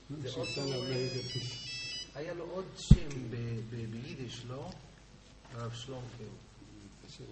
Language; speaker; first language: Hebrew; non-native, fluent; English